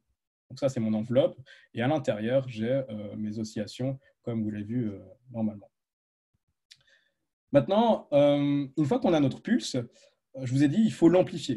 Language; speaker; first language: French; native; French